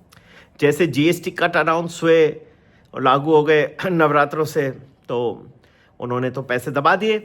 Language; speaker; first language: Hindi; native; Hindi